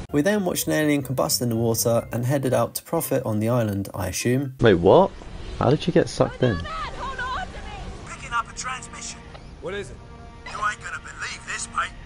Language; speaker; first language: English; native; English